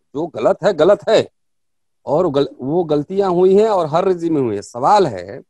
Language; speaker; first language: Hindi; native; Hindi